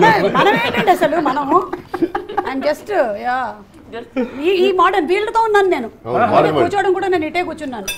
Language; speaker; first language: Telugu; native; Telugu